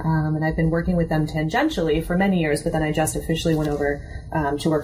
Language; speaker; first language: English; native; English